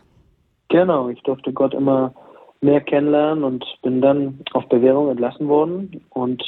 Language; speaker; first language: German; native; German